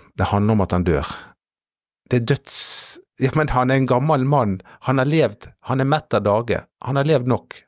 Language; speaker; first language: Norwegian; native; Norwegian